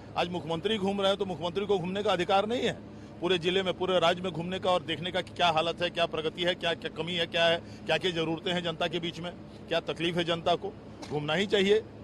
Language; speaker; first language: Hindi; native; Hindi